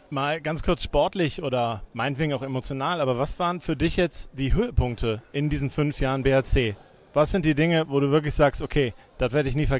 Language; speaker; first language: German; native; German